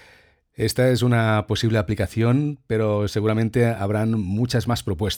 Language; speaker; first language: Spanish; native; Spanish